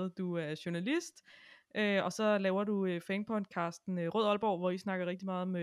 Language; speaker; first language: Danish; native; Danish